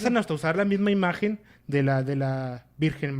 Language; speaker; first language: Spanish; native; Spanish